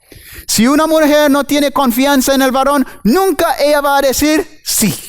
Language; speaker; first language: Spanish; non-native, learner; English